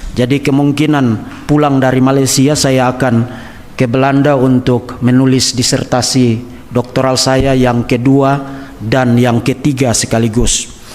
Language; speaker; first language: Indonesian; native; Indonesian